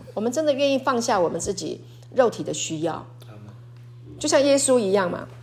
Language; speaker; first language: Chinese; native; Chinese